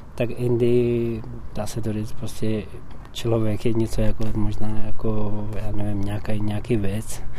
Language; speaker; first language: Czech; non-native, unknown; Tibetan